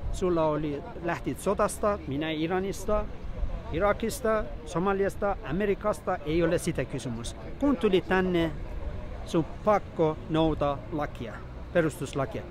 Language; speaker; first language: Finnish; non-native, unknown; Persian